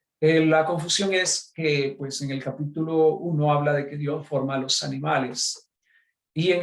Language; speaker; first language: Spanish; native; Spanish